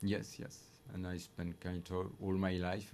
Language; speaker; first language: English; non-native, fluent; French